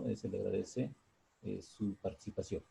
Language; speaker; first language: Spanish; native; Spanish